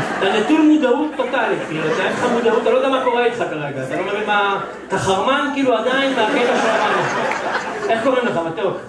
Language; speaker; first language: Hebrew; native; Hebrew